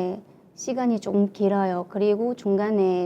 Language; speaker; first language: Korean; non-native, fluent; Chinese